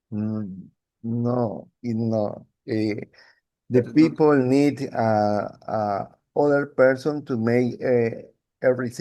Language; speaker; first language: English; non-native, learner; Spanish